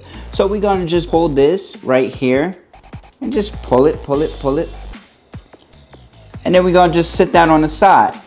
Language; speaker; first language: English; native; English